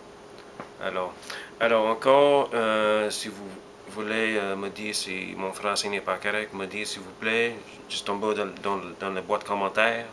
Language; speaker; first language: French; early bilingual, heritage; French